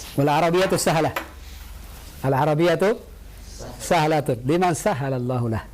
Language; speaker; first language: Arabic; non-native, fluent; Indonesian